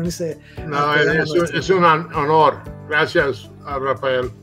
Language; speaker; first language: Spanish; early bilingual, heritage; Spanish